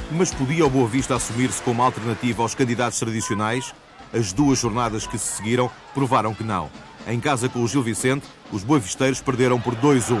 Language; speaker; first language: Portuguese; native; Portuguese